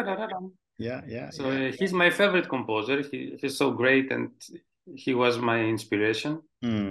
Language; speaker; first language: English; non-native, fluent; Greek